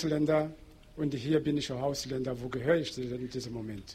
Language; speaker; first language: German; non-native, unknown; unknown